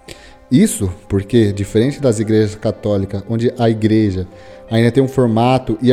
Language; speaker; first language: Portuguese; native; Portuguese